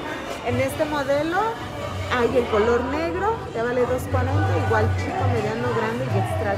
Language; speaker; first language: Spanish; native; Spanish